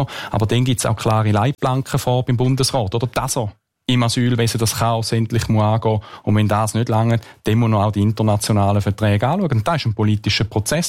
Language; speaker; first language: German; native; German